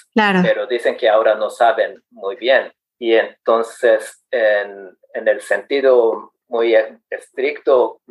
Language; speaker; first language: Spanish; non-native, fluent; Japanese